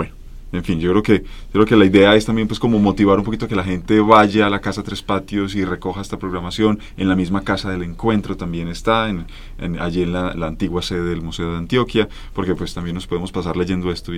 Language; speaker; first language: Spanish; native; Spanish